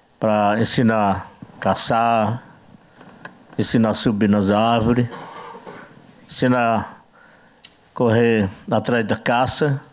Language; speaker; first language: Portuguese; non-native, learner; Yanomámi